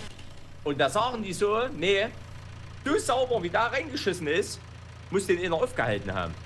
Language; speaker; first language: German; native; German